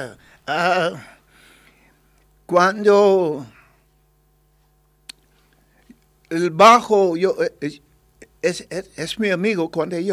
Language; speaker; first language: Spanish; non-native, learner; English